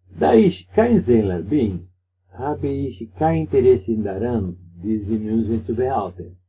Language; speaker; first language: German; non-native, learner; Portuguese